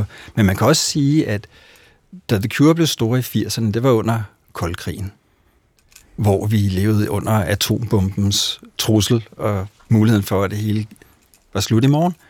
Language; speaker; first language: Danish; native; Danish